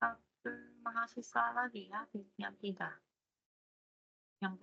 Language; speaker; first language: Indonesian; non-native, fluent; Japanese